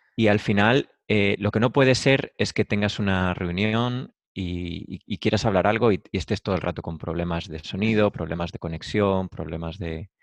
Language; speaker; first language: Spanish; native; Spanish